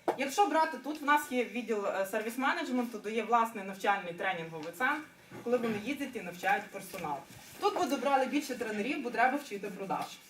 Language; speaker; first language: Ukrainian; native; Ukrainian